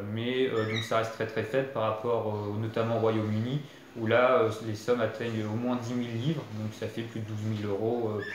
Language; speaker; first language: French; native; French